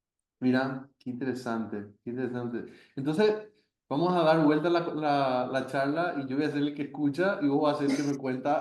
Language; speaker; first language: Spanish; native; Spanish